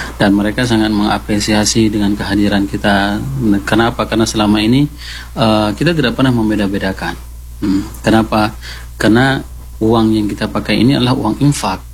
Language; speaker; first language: Indonesian; non-native, local second language; Achinese